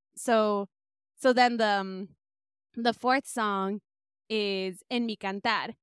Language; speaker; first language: English; native; English